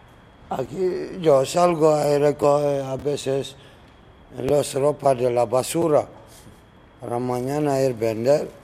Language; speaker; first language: Spanish; non-native, learner; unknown